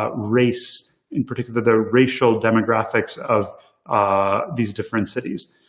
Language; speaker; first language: English; early bilingual, other home language; Tamil